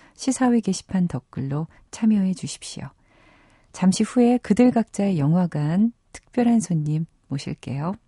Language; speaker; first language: Korean; native; Korean